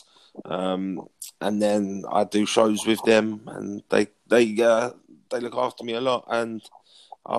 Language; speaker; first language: English; native; English